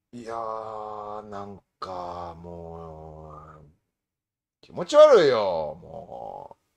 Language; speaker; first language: Japanese; native; Japanese